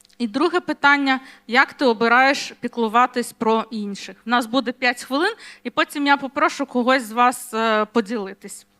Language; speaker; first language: Ukrainian; non-native, local second language; Russian